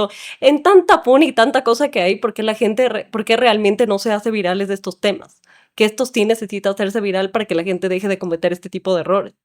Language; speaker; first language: Spanish; native; Spanish